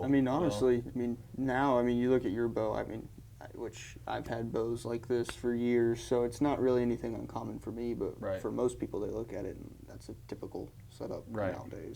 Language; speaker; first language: English; native; English